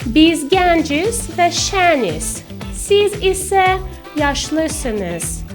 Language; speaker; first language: Turkish; non-native, fluent; Russian